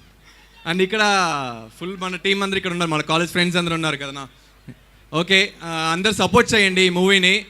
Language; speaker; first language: Telugu; non-native, learner; Tamil